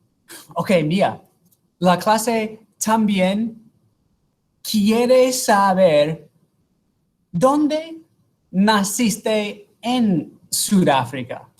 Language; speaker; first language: Spanish; non-native, fluent; English